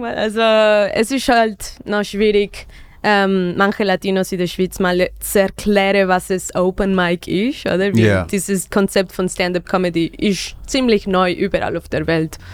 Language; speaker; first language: German; non-native, fluent; Spanish